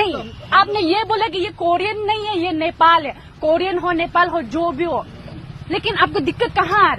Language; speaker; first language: Hindi; non-native, local second language; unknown